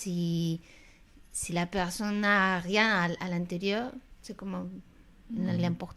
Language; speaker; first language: French; non-native, fluent; Spanish